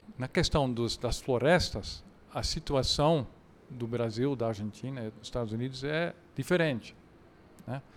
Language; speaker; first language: Portuguese; non-native, fluent; Dutch